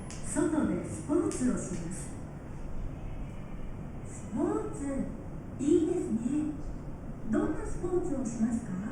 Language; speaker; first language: Japanese; non-native, learner; Indonesian